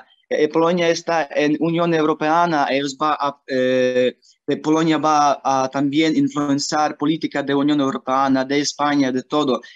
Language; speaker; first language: Spanish; non-native, learner; Ukrainian